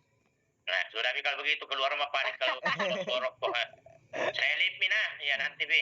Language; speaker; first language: Indonesian; native; Indonesian